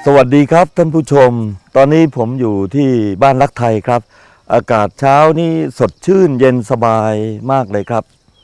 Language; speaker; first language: Thai; native; Thai